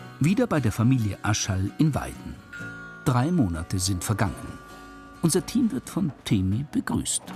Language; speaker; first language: German; native; German